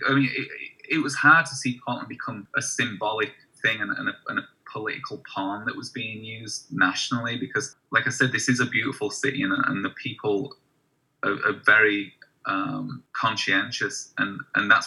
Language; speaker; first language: English; native; English